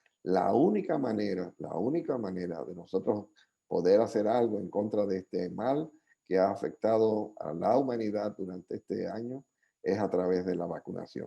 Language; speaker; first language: Spanish; native; Spanish